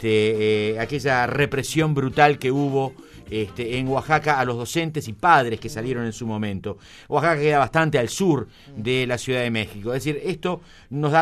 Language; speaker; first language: Spanish; native; Spanish